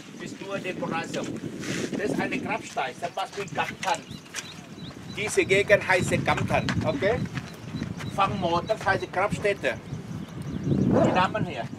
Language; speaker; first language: German; non-native, learner; Vietnamese